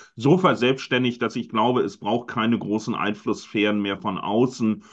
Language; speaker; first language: German; native; German